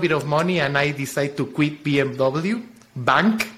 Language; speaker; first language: English; non-native, fluent; Spanish